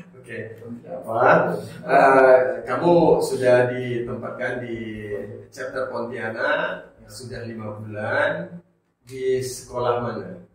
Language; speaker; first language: Indonesian; native; Indonesian